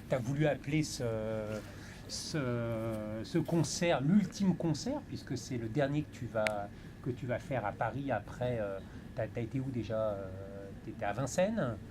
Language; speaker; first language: French; native; French